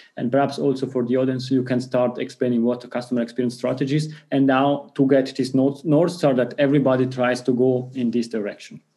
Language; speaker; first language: English; non-native, fluent; Italian